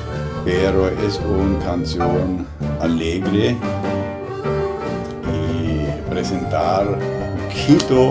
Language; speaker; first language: Spanish; non-native, learner; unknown